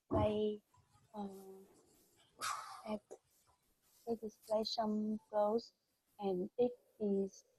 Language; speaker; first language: English; non-native, learner; Vietnamese